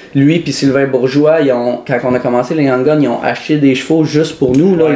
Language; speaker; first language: French; native; French